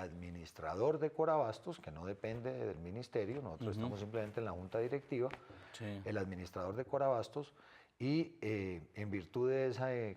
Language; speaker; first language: Spanish; native; Spanish